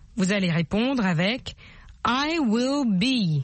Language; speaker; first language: French; native; French